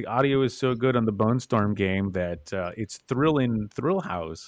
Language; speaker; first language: English; native; English